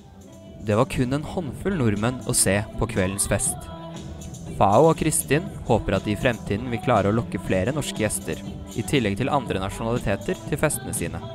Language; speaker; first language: Norwegian; native; Norwegian